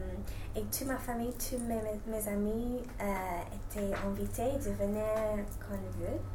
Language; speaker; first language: French; non-native, fluent; English